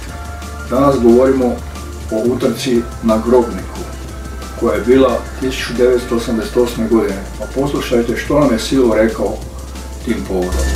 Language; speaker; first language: Croatian; native; Croatian